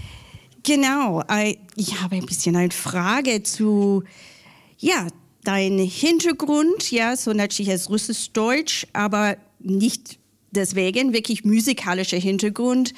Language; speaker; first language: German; non-native, learner; English